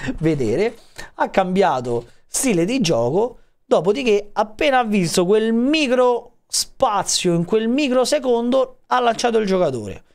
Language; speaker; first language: Italian; native; Italian